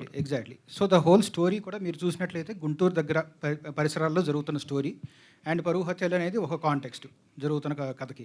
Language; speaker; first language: Telugu; native; Telugu